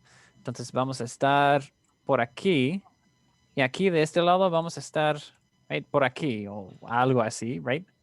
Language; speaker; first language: Spanish; non-native, fluent; English